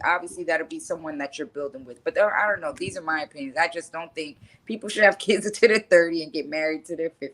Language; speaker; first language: English; native; English